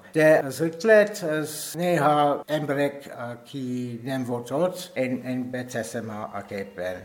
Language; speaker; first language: Hungarian; non-native, learner; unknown